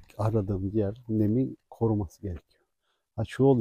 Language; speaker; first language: Turkish; native; Turkish